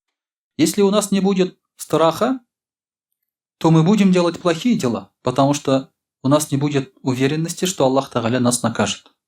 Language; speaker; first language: Russian; non-native, local second language; Tatar